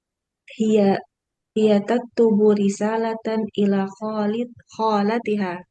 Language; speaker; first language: Arabic; non-native, learner; Indonesian